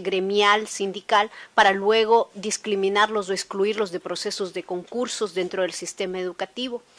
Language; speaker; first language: Spanish; native; Spanish